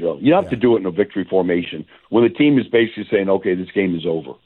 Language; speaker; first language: English; native; English